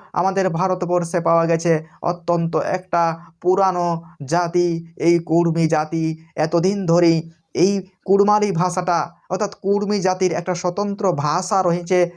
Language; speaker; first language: Bangla; non-native, local second language; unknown